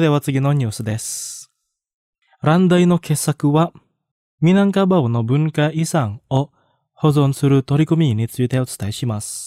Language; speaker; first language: Japanese; non-native, fluent; Indonesian